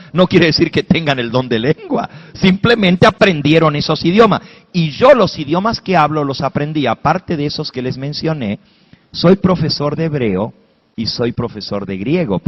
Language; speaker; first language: Spanish; early bilingual, heritage; Spanish